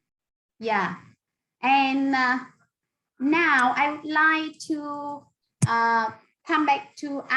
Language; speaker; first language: English; non-native, fluent; Vietnamese